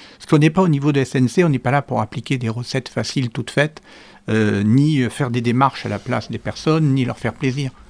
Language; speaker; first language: French; native; French